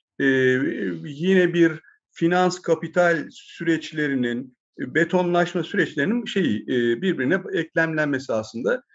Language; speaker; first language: Turkish; native; Turkish